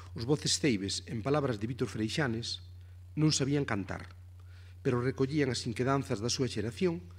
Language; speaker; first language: Galician; native; Galician